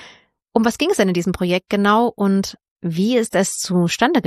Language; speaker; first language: German; native; German